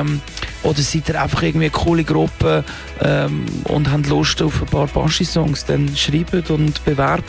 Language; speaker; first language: German; native; German